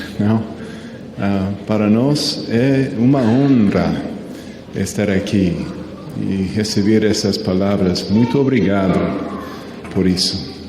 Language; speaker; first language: Portuguese; non-native, learner; Spanish